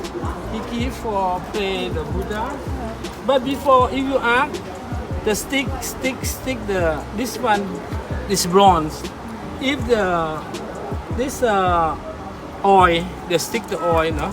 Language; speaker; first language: English; non-native, learner; Thai